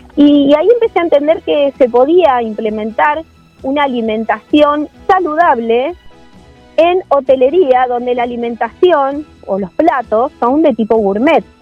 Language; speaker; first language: Spanish; native; Spanish